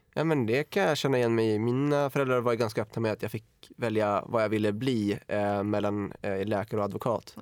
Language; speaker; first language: Swedish; early bilingual, other home language; Kurdish